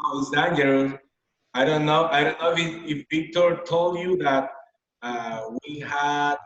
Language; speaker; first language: English; non-native, learner; Spanish